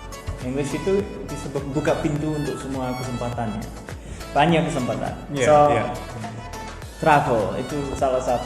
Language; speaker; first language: Indonesian; non-native, fluent; English